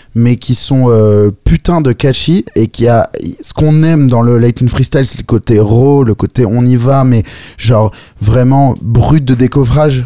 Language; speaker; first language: French; native; French